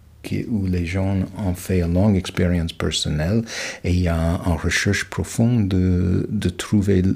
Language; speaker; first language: French; non-native, fluent; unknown